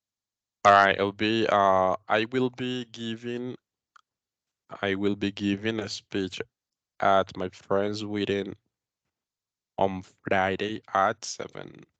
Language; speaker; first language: English; non-native, learner; Spanish